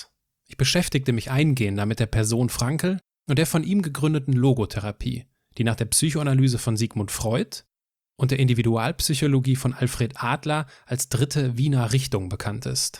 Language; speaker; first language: German; native; German